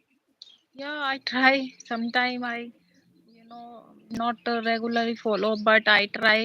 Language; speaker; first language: English; non-native, learner; Hindi